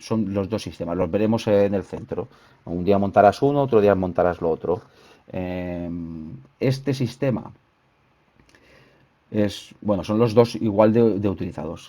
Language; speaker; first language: Spanish; native; Spanish